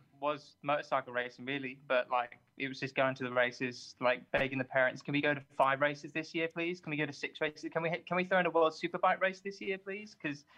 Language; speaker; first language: English; native; English